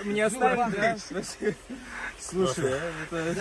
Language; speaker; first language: Russian; native; Russian